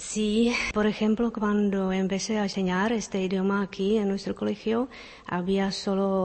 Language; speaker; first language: Spanish; non-native, fluent; Czech